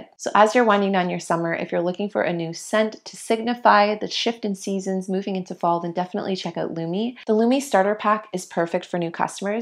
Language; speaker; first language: English; native; English